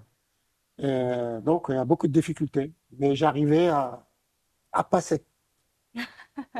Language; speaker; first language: French; non-native, local second language; Arabic